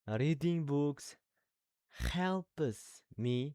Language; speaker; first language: English; non-native, learner; Uzbek